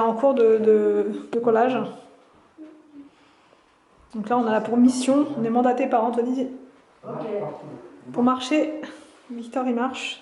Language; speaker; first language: French; native; French